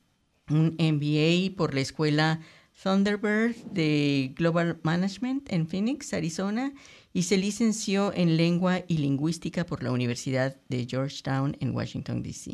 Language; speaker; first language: Spanish; native; Spanish